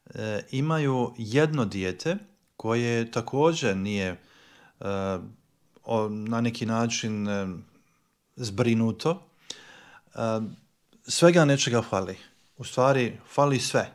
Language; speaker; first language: Croatian; native; Croatian